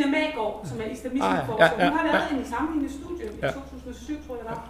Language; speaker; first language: Danish; native; Danish